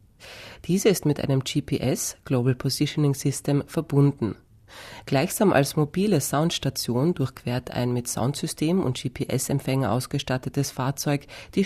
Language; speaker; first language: German; native; German